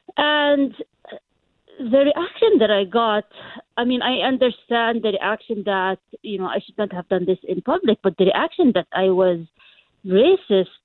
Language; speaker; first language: English; non-native, fluent; Arabic